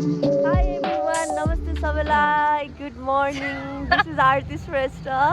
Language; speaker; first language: English; non-native, local second language; Nepali